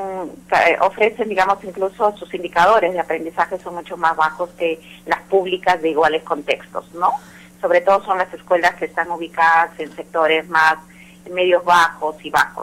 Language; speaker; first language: Spanish; native; Spanish